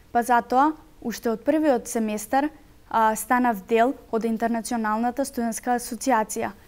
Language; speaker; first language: Macedonian; native; Macedonian